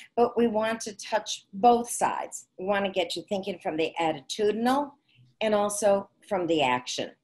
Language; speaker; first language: English; native; English